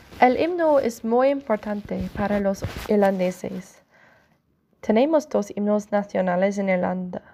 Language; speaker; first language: Spanish; non-native, learner; English